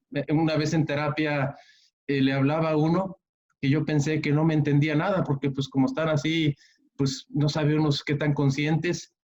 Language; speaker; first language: Spanish; native; Spanish